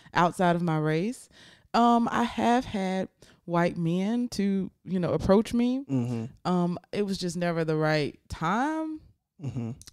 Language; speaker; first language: English; native; English